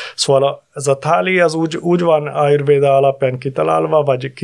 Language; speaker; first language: Hungarian; non-native, fluent; Punjabi